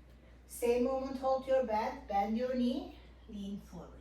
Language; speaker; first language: English; non-native, fluent; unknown